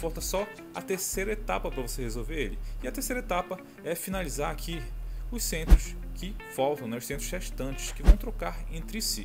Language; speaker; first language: Portuguese; native; Portuguese